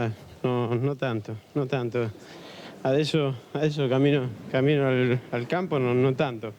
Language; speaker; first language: Italian; non-native, learner; Spanish